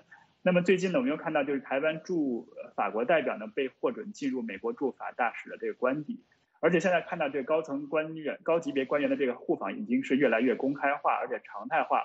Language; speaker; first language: Chinese; native; Chinese